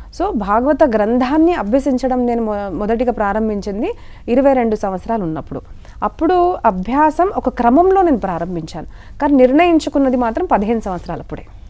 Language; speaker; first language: Telugu; non-native, local second language; Marathi